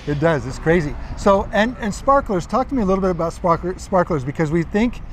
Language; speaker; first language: English; native; English